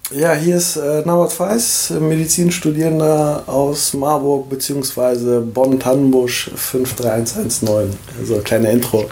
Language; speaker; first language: German; early bilingual, other home language; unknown